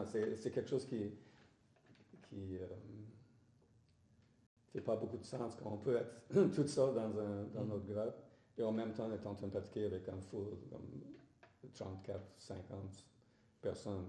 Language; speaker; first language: French; non-native, fluent; English